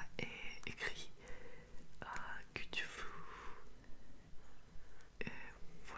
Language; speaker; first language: French; non-native, learner; Russian